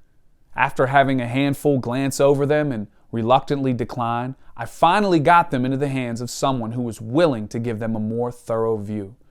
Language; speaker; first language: English; native; English